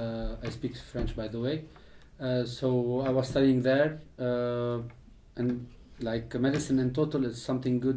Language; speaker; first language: English; non-native, fluent; Arabic